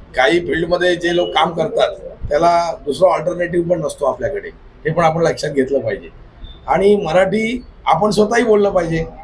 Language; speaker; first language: Marathi; native; Marathi